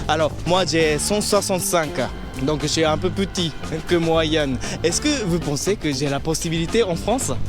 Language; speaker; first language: French; non-native, learner; Japanese